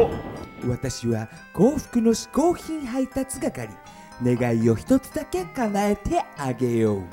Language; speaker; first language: Japanese; native; Japanese